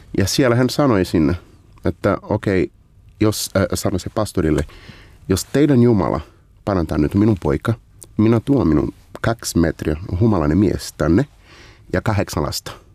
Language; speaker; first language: Finnish; non-native, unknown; Portuguese